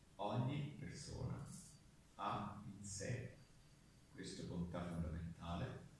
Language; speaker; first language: Italian; non-native, local second language; German